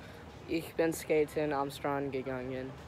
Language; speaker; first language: German; non-native, learner; English